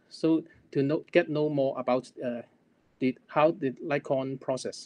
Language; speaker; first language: English; non-native, local second language; Cantonese